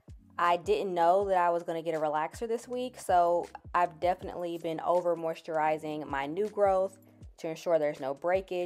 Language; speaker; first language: English; native; English